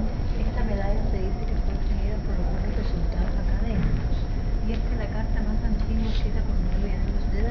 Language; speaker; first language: Spanish; native; Spanish